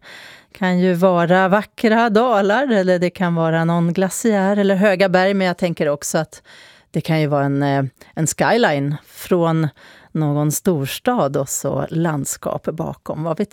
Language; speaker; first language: Swedish; native; Swedish